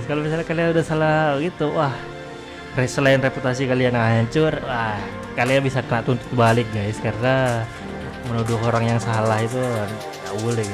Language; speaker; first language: Indonesian; native; Indonesian